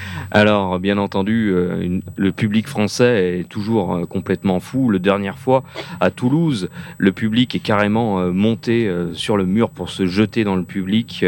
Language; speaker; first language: French; native; French